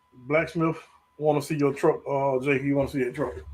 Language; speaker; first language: English; native; English